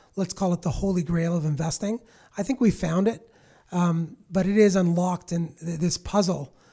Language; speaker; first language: English; native; English